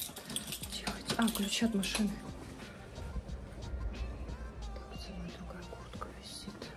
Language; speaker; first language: Russian; native; Russian